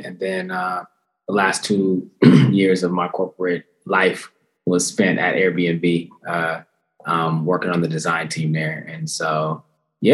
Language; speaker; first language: English; native; English